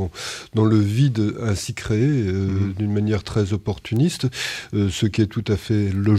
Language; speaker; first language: French; native; French